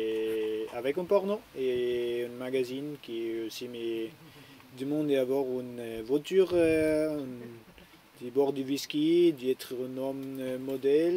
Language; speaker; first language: French; non-native, learner; German